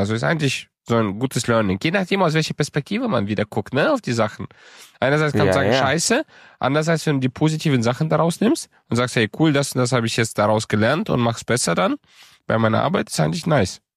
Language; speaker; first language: German; early bilingual, other home language; Romanian